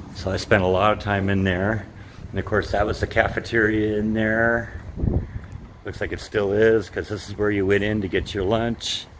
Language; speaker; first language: English; native; English